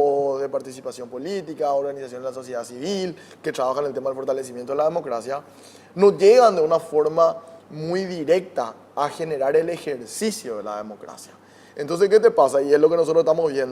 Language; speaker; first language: Spanish; native; Spanish